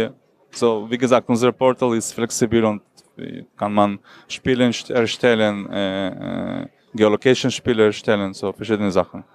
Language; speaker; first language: German; non-native, learner; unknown